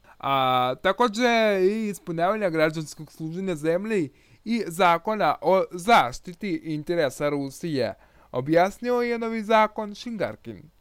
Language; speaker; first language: Croatian; non-native, learner; Russian